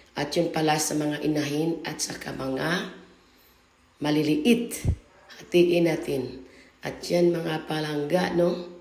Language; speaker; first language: Filipino; non-native, local second language; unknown